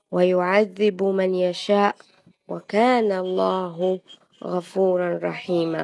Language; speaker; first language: Arabic; native; Arabic